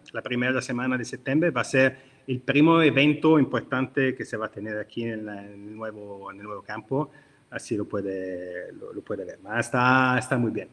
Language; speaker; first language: Spanish; non-native, learner; Italian